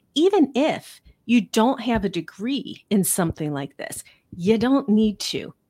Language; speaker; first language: English; native; English